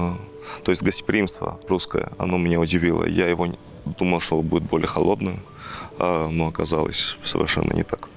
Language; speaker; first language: Russian; non-native, fluent; Greek